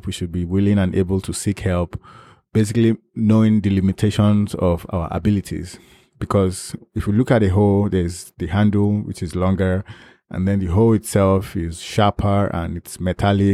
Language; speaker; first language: English; non-native, local second language; Yoruba